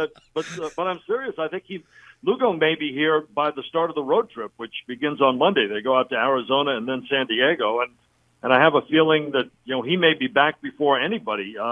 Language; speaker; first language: English; native; English